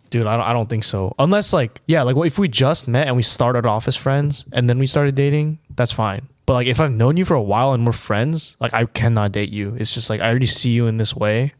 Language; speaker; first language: English; native; English